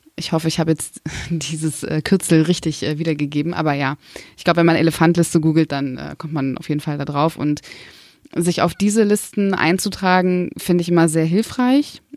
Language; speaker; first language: German; early bilingual, other home language; Kurdish